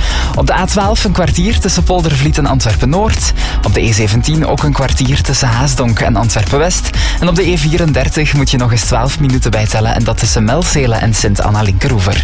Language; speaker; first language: Dutch; native; Dutch